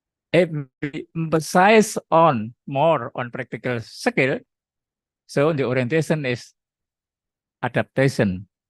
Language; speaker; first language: English; non-native, learner; Indonesian